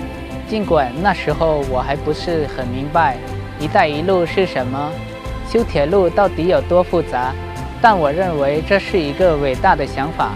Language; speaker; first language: Chinese; non-native, learner; Lao